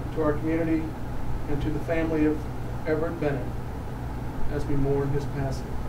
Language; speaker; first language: English; native; English